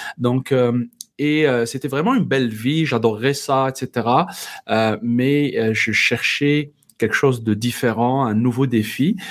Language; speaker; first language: French; non-native, local second language; Kabyle